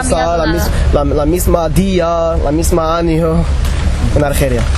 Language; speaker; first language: Spanish; non-native, learner; Arabic